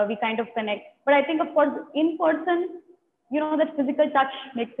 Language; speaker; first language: English; non-native, local second language; Tamil